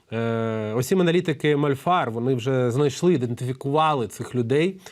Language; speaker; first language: Ukrainian; native; Ukrainian